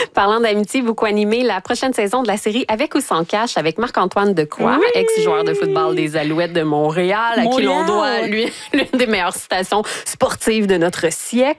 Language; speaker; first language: French; native; French